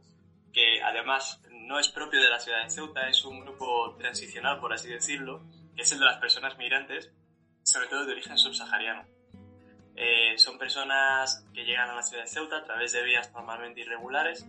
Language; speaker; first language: Spanish; native; Spanish